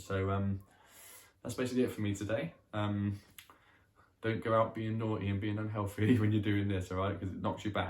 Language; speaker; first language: English; native; English